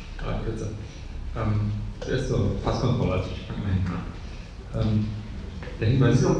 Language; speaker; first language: German; native; German